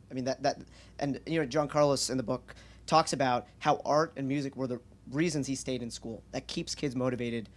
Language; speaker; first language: English; native; English